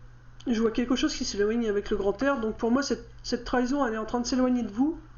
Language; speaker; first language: French; native; French